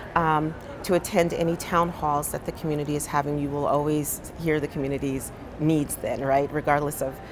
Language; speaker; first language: English; native; English